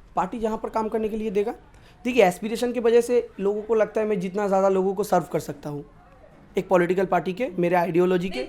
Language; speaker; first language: Hindi; non-native, local second language; Bangla